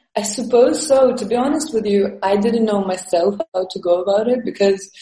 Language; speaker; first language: English; early bilingual, other home language; Estonian